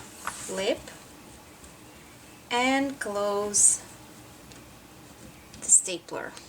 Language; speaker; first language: English; non-native, fluent; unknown